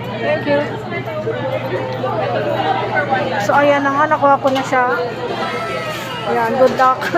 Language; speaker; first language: Filipino; native; Filipino